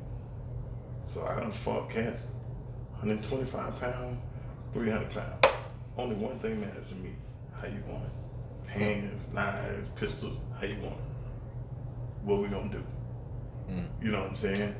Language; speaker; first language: English; native; English